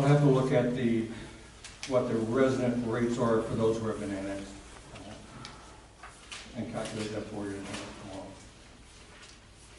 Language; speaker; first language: English; native; English